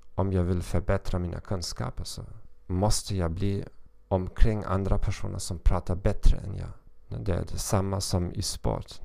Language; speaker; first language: Swedish; non-native, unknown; German